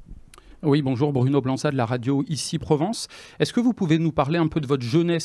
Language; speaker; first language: French; native; French